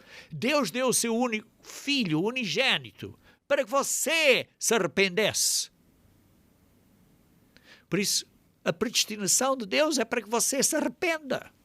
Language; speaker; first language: Portuguese; native; Portuguese